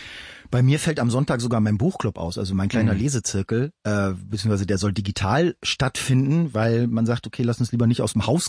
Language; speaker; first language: German; native; German